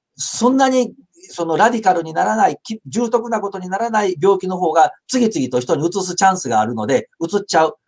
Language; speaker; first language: Japanese; native; Japanese